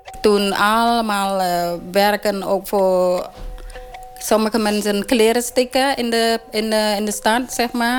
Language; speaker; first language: Dutch; non-native, learner; Khmer